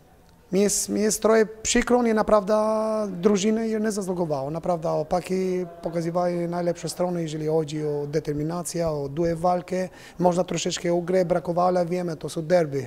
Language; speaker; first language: Polish; non-native, fluent; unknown